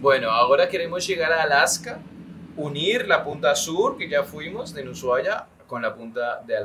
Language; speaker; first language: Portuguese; non-native, learner; Spanish